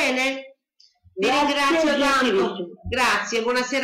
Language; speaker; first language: Italian; native; Italian